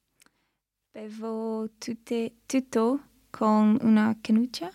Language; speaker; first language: Italian; non-native, learner; English